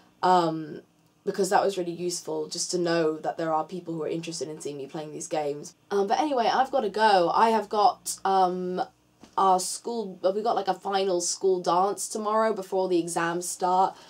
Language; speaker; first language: English; native; English